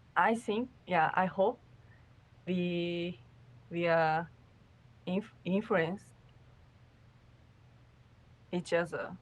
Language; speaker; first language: English; non-native, learner; Japanese